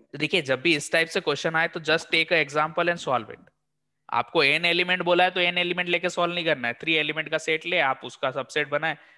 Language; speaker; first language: Hindi; native; Hindi